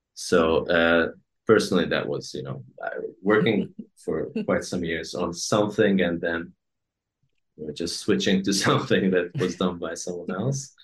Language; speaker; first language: English; non-native, fluent; Hungarian